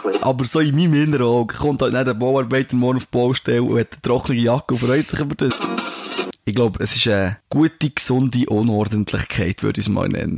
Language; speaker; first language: German; native; German